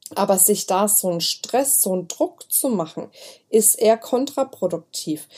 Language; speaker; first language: German; native; German